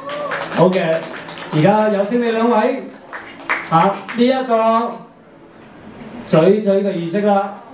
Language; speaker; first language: Cantonese; native; Cantonese